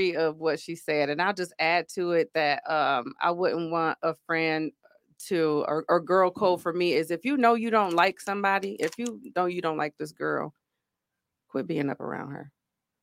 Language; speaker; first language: English; native; English